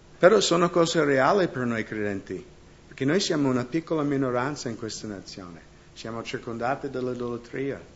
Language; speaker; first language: Italian; non-native, fluent; English